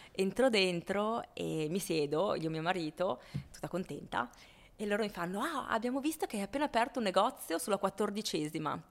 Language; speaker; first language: Italian; native; Italian